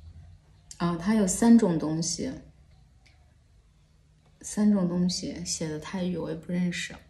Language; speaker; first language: Chinese; native; Chinese